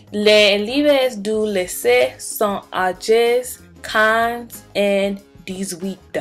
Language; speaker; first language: French; non-native, learner; English